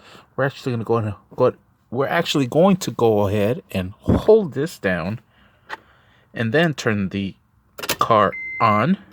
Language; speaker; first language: English; native; English